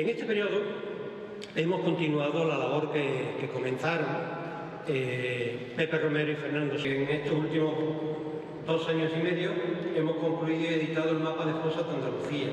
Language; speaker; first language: Spanish; native; Spanish